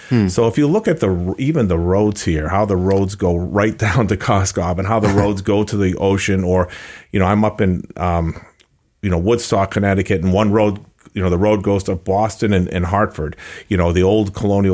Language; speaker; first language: English; native; English